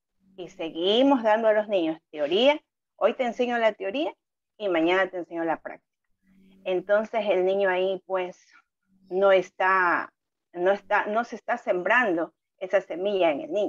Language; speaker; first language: Spanish; native; Spanish